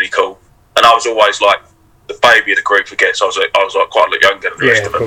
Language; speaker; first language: English; native; English